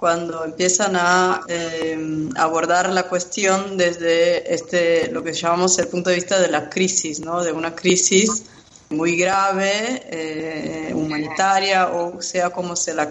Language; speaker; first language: Spanish; non-native, fluent; Portuguese